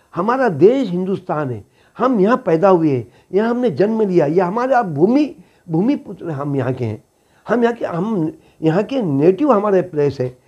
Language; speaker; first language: Hindi; native; Hindi